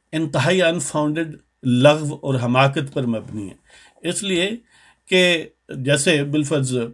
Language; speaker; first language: Urdu; native; Urdu